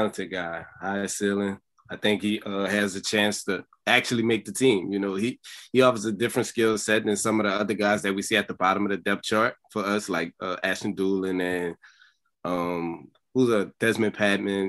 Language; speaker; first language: English; native; English